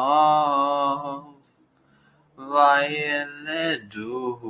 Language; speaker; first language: Hebrew; non-native, learner; English